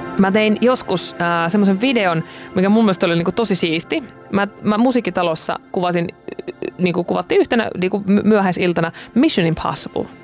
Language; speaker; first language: Finnish; native; Finnish